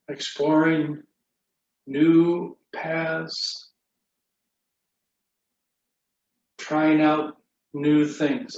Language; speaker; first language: English; native; English